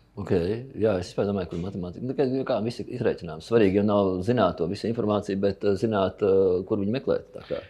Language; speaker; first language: Latvian; native; Latvian